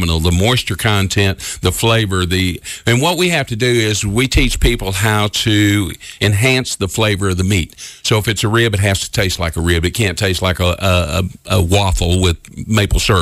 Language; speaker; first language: English; native; English